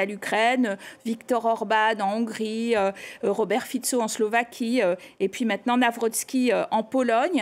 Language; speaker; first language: French; native; French